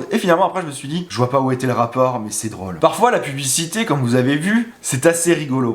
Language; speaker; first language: French; native; French